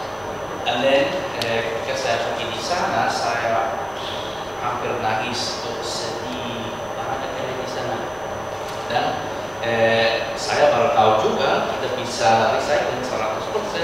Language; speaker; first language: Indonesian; non-native, learner; English